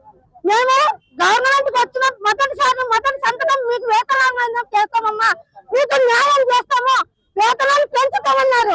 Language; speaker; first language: Telugu; native; Telugu